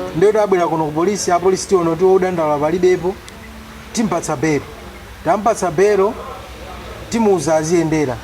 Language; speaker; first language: Nyanja; non-native, local second language; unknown